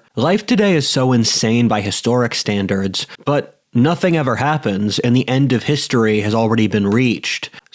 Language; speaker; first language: English; native; English